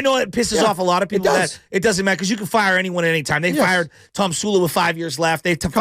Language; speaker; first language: English; native; English